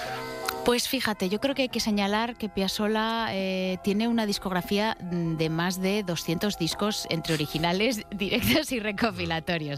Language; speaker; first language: Spanish; native; Spanish